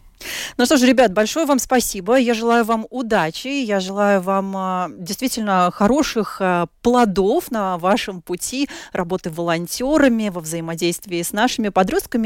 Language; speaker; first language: Russian; native; Russian